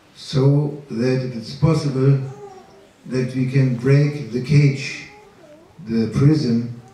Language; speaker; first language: English; non-native, fluent; German